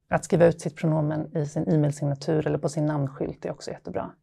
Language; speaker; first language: Swedish; native; Swedish